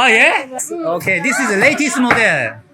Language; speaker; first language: English; non-native, learner; Korean